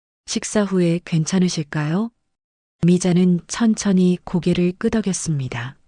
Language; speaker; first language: Korean; native; Korean